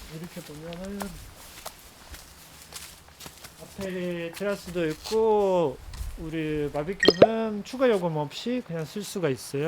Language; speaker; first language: Korean; non-native, fluent; Russian